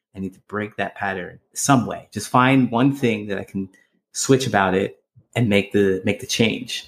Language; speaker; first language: English; native; English